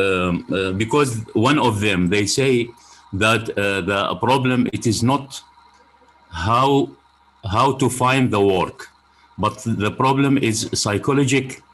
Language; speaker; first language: English; non-native, fluent; Arabic